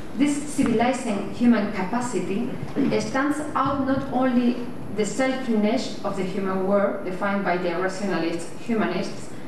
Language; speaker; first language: English; non-native, fluent; Spanish